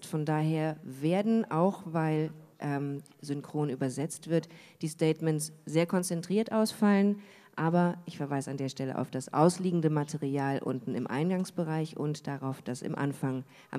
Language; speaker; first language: German; native; German